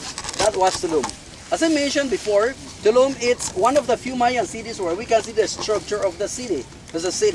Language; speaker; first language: English; non-native, fluent; Spanish